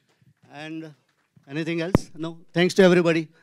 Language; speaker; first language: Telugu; non-native, learner; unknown